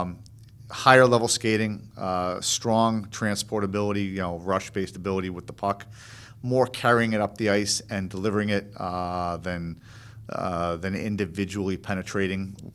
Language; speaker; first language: English; native; English